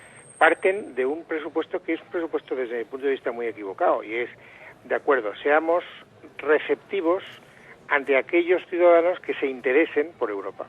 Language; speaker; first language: Spanish; native; Spanish